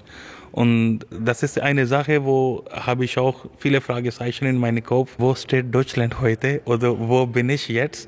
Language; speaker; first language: German; non-native, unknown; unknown